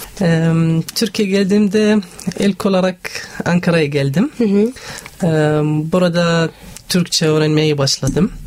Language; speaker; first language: Turkish; non-native, learner; Arabic